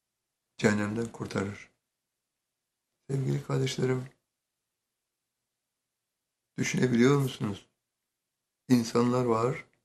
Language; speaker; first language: Turkish; native; Turkish